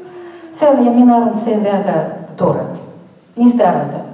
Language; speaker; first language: Estonian; non-native, local second language; Russian